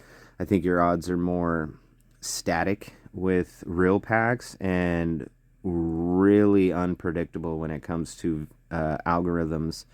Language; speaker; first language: English; native; English